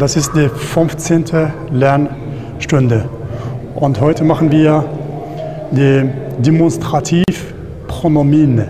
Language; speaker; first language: German; non-native, learner; Arabic